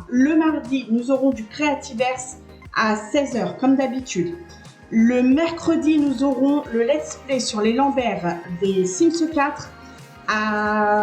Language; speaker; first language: French; native; French